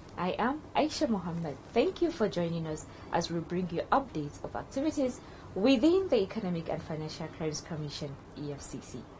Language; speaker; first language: English; non-native, local second language; Hausa